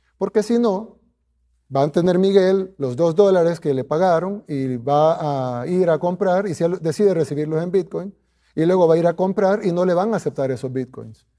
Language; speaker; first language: Spanish; native; Spanish